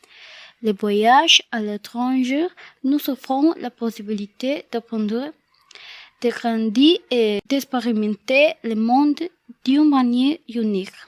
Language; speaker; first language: French; non-native, learner; Spanish